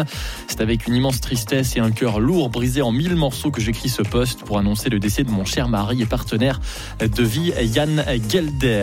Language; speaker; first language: French; native; French